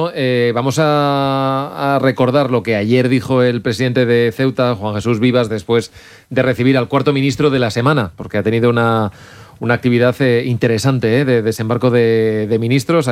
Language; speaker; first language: Spanish; native; Spanish